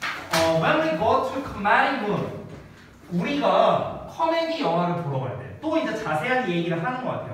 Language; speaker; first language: Korean; native; Korean